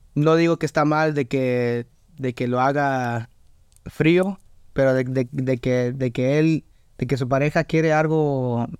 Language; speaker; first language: Spanish; early bilingual, heritage; Spanish